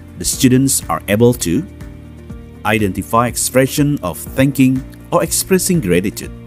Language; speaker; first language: English; non-native, fluent; Indonesian